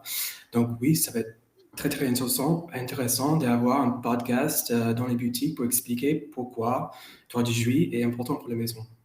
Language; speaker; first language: French; non-native, fluent; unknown